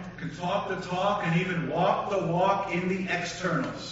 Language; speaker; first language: English; native; English